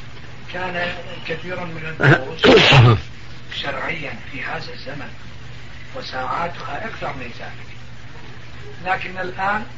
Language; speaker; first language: Arabic; non-native, fluent; Turkish